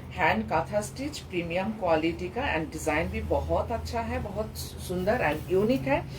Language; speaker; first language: Hindi; non-native, local second language; Bangla